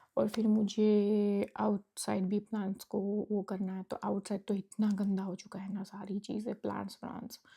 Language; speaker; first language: Hindi; non-native, local second language; Gujarati